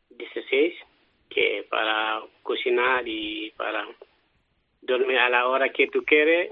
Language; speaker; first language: Spanish; non-native, learner; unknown